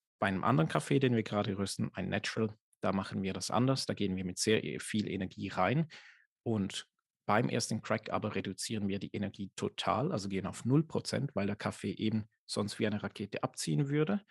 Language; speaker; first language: German; native; German